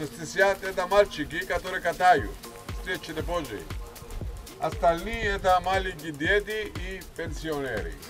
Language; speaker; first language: Russian; non-native, learner; Greek